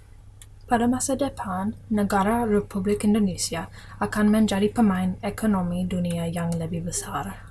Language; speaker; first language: Indonesian; non-native, learner; English